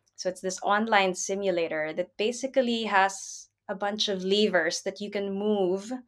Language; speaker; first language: English; non-native, local second language; Filipino